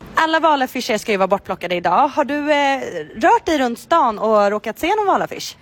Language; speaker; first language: Swedish; native; Swedish